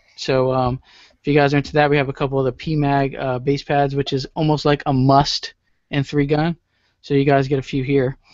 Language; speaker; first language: English; native; English